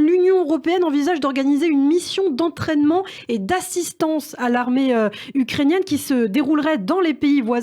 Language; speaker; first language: French; native; French